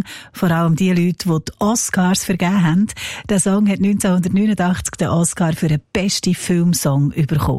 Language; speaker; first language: German; native; German